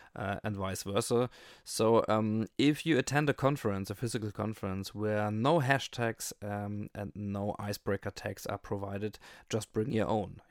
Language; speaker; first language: English; non-native, fluent; German